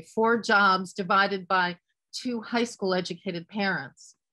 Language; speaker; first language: English; native; English